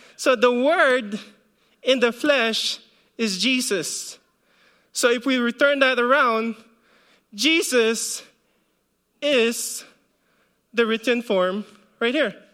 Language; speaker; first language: English; non-native, local second language; Filipino